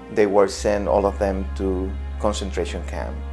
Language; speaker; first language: English; non-native, fluent; Spanish